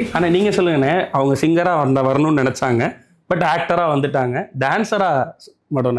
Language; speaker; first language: Tamil; native; Tamil